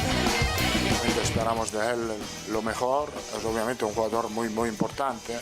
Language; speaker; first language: Spanish; non-native, fluent; Italian